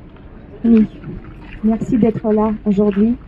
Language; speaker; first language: French; non-native, fluent; Russian